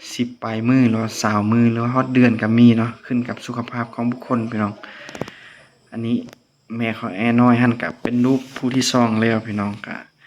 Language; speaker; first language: Lao; non-native, local second language; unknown